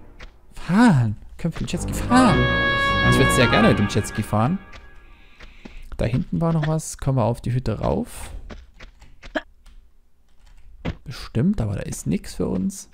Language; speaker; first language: German; native; German